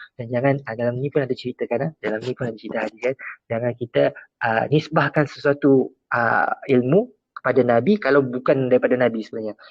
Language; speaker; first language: Malay; native; Malay